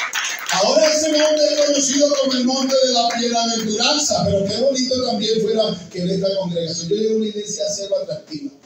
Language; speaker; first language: Spanish; native; Spanish